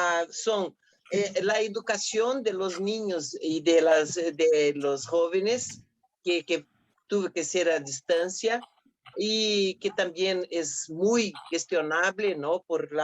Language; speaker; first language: Spanish; non-native, fluent; Portuguese